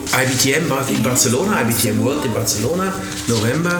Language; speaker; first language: English; non-native, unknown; German